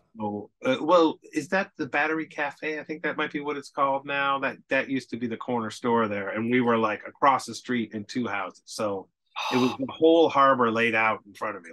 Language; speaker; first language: English; native; English